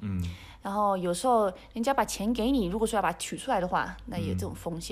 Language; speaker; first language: Chinese; early bilingual, heritage; Chinese